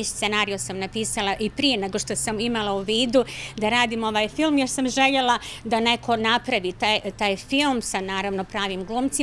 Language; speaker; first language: Bosnian; native; Bosnian